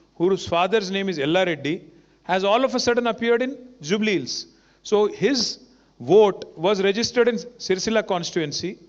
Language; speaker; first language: English; non-native, local second language; Telugu